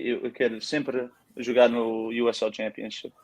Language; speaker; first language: Portuguese; early bilingual, heritage; Portuguese